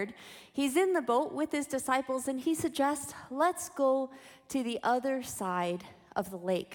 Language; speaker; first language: English; native; English